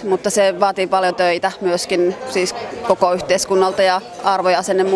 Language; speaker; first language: Finnish; native; Finnish